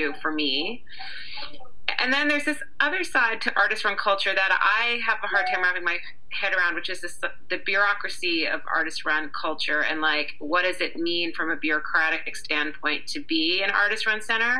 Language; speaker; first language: English; native; English